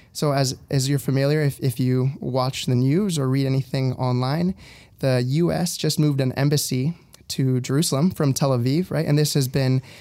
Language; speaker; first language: English; early bilingual, other home language; Spanish